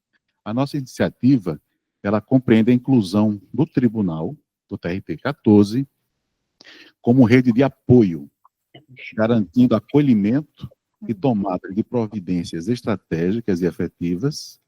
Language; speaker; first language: Portuguese; native; Portuguese